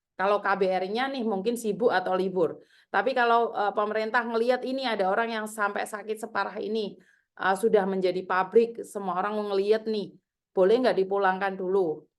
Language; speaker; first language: Indonesian; native; Indonesian